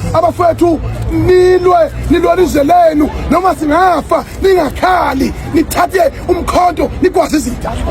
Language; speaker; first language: Zulu; native; Zulu